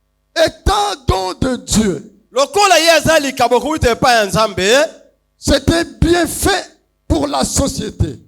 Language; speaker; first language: French; non-native, local second language; Lingala